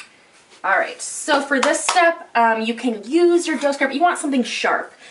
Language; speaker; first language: English; native; English